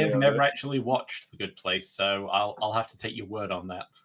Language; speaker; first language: English; native; English